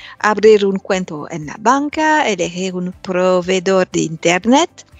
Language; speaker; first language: Spanish; non-native, learner; French